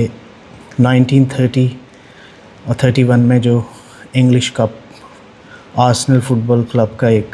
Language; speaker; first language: Hindi; native; Hindi